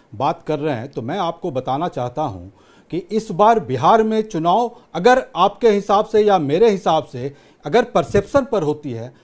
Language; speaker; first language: Hindi; native; Hindi